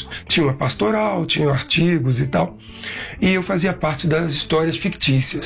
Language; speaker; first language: Portuguese; native; Portuguese